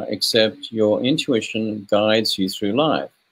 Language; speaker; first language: English; native; English